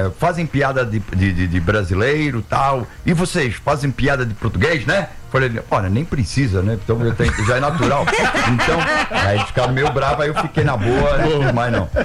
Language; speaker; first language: Portuguese; native; Portuguese